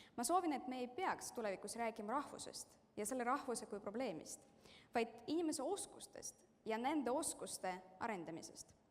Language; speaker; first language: Estonian; non-native, local second language; Russian